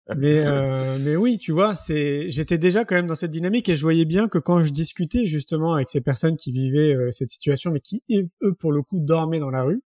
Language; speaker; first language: French; native; French